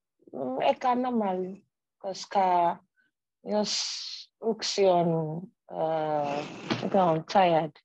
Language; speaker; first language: Finnish; non-native, learner; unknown